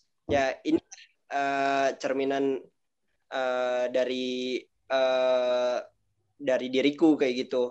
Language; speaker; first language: Indonesian; native; Indonesian